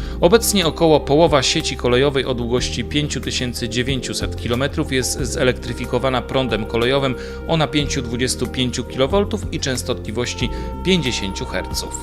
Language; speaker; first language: Polish; native; Polish